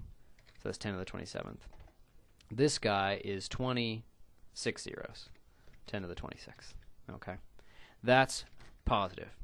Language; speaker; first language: English; native; English